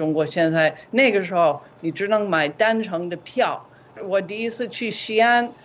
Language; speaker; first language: Chinese; non-native, fluent; English